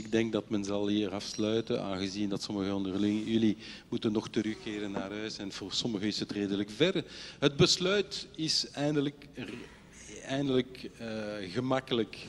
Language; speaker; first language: Dutch; non-native, local second language; French